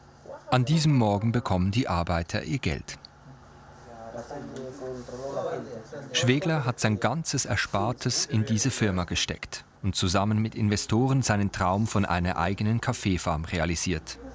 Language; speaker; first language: German; native; German